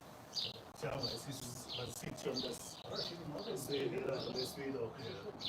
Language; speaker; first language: German; non-native, fluent; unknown